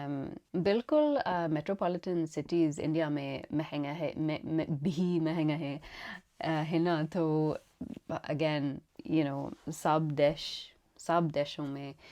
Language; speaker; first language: Hindi; non-native, learner; English